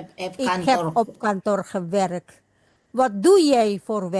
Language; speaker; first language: Dutch; non-native, learner; Indonesian